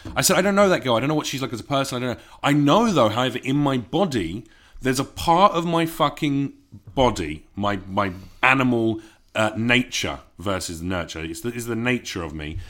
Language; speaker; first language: English; native; English